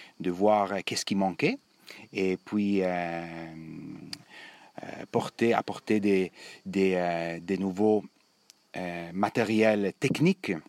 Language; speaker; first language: French; non-native, learner; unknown